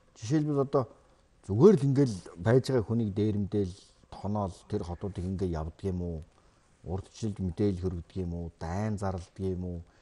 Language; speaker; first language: Mongolian; native; Mongolian